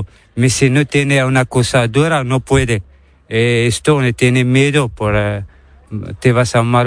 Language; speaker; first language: Spanish; non-native, learner; Arabic